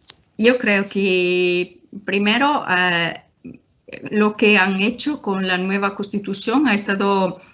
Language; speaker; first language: Spanish; non-native, fluent; Italian